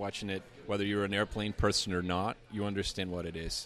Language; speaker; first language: English; non-native, fluent; Portuguese